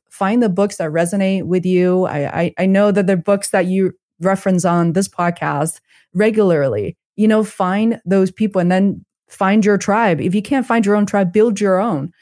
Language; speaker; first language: English; non-native, fluent; Chinese